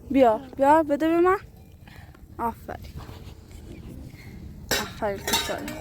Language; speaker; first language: Persian; native; Persian